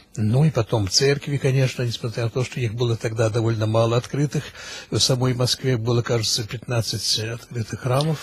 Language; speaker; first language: Russian; early bilingual, heritage; Russian